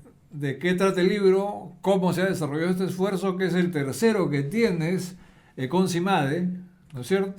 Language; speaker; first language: Spanish; native; Spanish